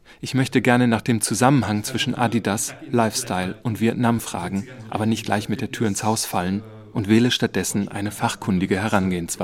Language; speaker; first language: German; native; German